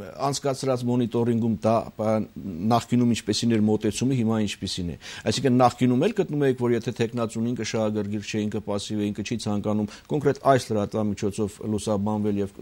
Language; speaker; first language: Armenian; native; Armenian